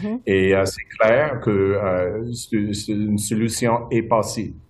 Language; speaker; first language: French; non-native, local second language; English